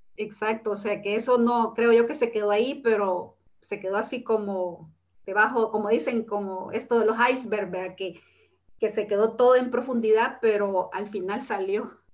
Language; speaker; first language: Spanish; native; Spanish